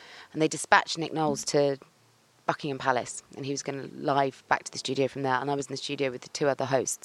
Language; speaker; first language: English; native; English